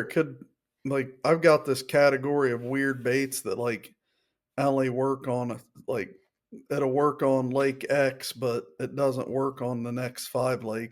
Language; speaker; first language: English; native; English